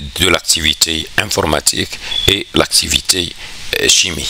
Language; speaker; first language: French; non-native, local second language; Arabic